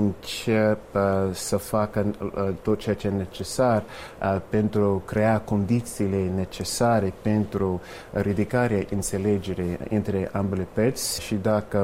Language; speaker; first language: Romanian; non-native, fluent; English